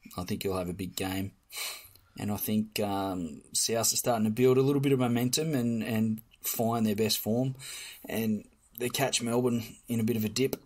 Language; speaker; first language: English; native; English